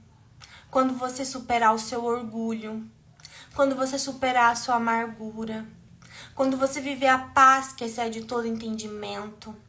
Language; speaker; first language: Portuguese; native; Portuguese